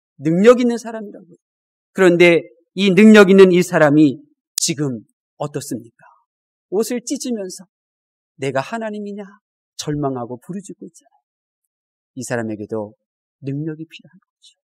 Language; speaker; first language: Korean; native; Korean